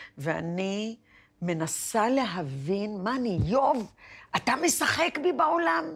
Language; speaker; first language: Hebrew; early bilingual, other home language; Arabic